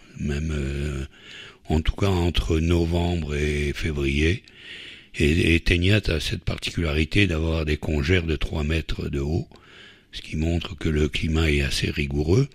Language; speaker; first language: French; native; French